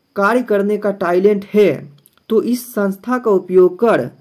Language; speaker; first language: Hindi; native; Hindi